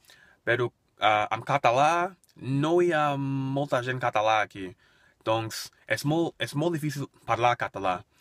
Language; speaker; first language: Catalan; non-native, learner; English